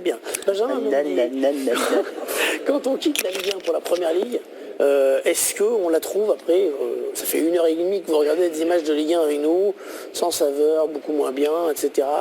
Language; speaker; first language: French; native; French